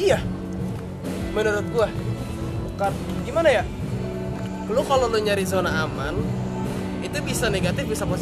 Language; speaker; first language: Indonesian; native; Indonesian